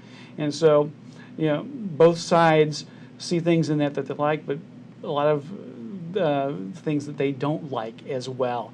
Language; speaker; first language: English; native; English